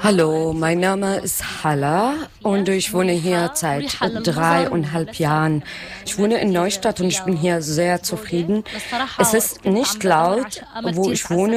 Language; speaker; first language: German; non-native, learner; Arabic